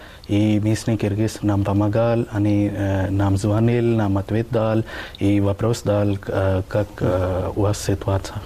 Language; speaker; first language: Russian; non-native, learner; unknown